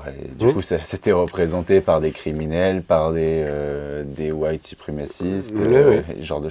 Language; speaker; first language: French; native; French